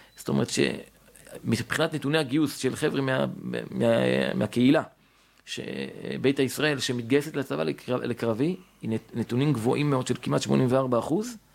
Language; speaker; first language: Hebrew; native; Hebrew